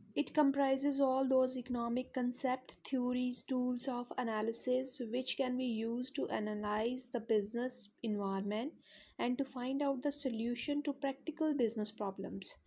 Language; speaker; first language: English; non-native, local second language; Punjabi